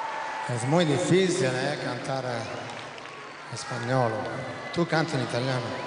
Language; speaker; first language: Spanish; non-native, learner; Italian